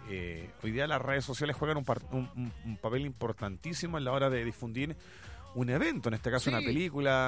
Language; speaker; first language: Spanish; native; Spanish